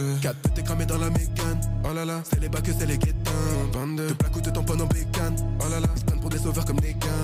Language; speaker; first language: French; native; French